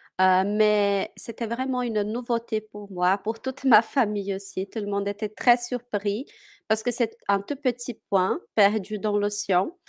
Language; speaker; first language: French; non-native, fluent; Portuguese